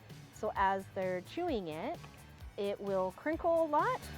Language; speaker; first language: English; native; English